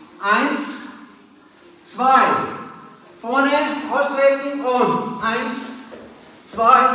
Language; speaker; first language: German; native; German